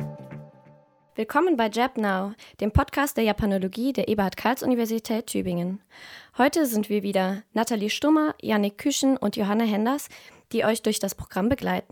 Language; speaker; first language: German; native; German